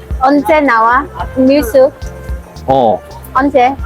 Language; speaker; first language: Korean; non-native, learner; Vietnamese